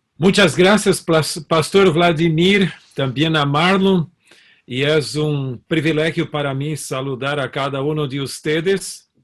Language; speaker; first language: Spanish; non-native, fluent; Portuguese